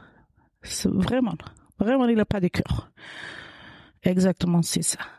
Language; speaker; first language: French; non-native, learner; Kurdish